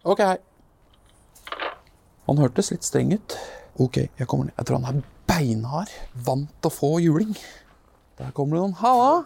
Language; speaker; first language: Norwegian; native; Norwegian